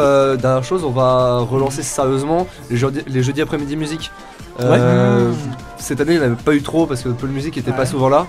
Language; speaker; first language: French; native; French